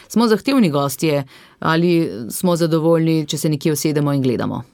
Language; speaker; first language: Slovenian; native; Slovenian